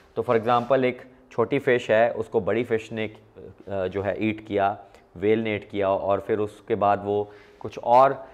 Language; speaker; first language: Hindi; non-native, local second language; Punjabi